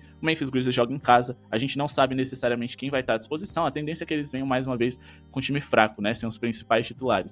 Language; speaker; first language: Portuguese; native; Portuguese